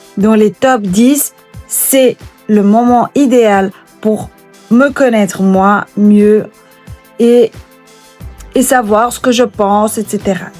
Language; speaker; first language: French; early bilingual, other home language; Portuguese